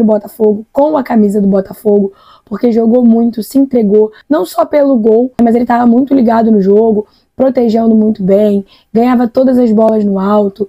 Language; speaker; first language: Portuguese; native; Portuguese